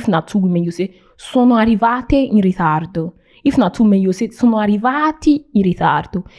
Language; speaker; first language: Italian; non-native, fluent; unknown